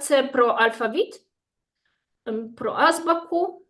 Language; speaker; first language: Ukrainian; non-native, fluent; Polish